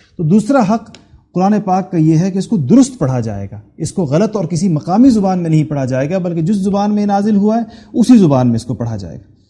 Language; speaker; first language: Urdu; non-native, local second language; Pashto